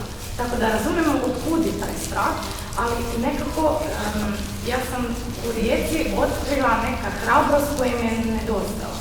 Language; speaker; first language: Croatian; non-native, fluent; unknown